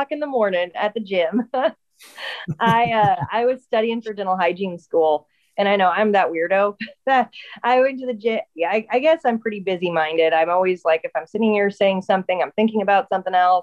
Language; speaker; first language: English; native; English